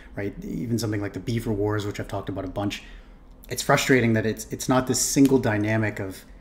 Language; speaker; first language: English; native; English